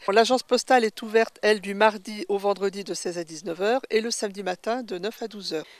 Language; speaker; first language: French; native; French